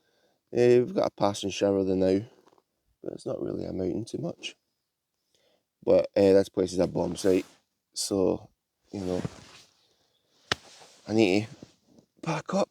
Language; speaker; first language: English; native; English